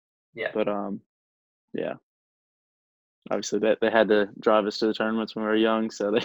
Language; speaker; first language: English; native; English